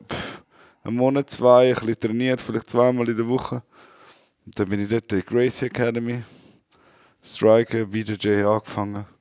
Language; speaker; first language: German; native; German